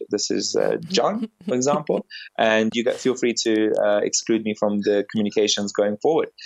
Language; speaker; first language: English; early bilingual, other home language; Bulgarian